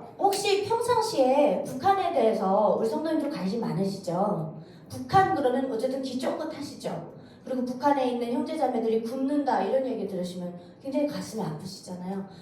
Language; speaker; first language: Korean; native; Korean